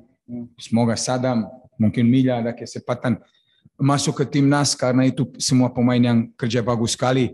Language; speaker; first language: Indonesian; non-native, fluent; Serbian